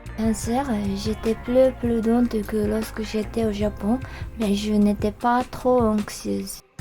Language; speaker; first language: French; non-native, learner; Japanese